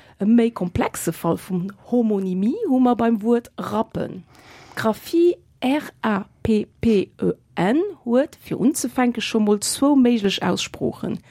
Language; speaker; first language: Luxembourgish; native; Luxembourgish